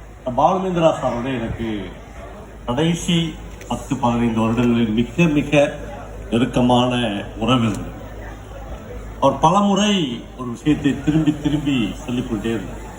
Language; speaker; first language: Tamil; native; Tamil